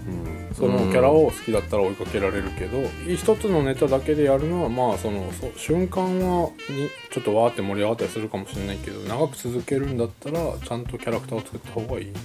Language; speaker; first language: Japanese; native; Japanese